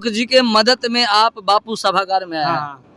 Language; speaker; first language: Hindi; native; Hindi